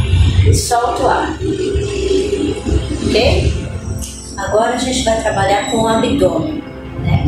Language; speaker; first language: Portuguese; native; Portuguese